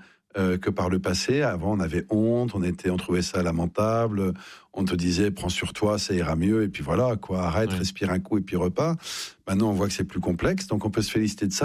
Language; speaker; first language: French; native; French